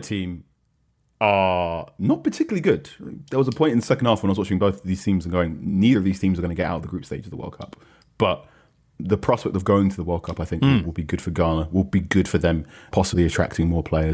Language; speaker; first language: English; native; English